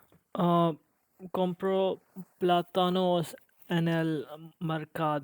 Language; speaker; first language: Spanish; non-native, learner; English